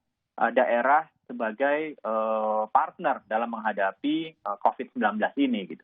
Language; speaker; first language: Indonesian; native; Indonesian